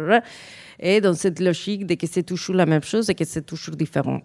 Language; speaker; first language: French; non-native, fluent; Spanish